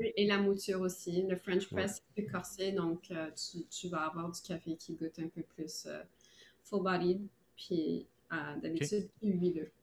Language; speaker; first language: French; native; French